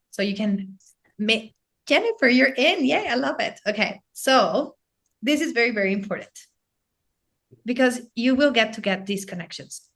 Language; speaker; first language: English; non-native, fluent; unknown